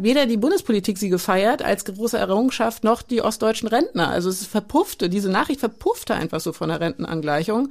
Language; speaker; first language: German; native; German